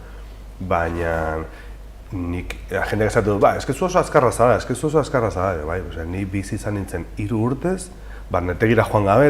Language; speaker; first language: Basque; non-native, local second language; Spanish